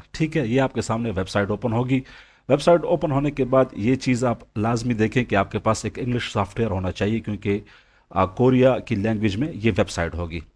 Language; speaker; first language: Urdu; non-native, local second language; Punjabi